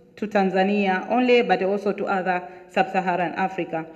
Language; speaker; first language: English; non-native, local second language; Swahili